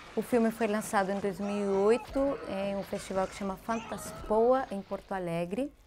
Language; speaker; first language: Portuguese; early bilingual, heritage; Spanish